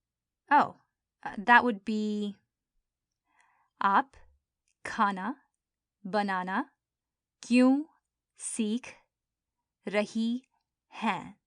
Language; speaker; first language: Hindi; early bilingual, heritage; Urdu